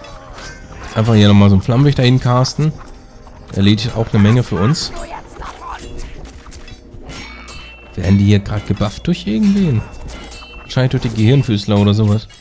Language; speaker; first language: German; native; German